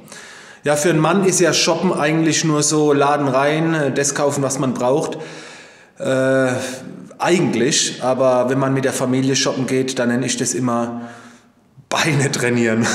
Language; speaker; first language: German; native; German